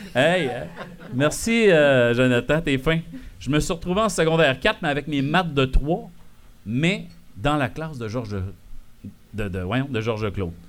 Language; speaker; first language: French; native; French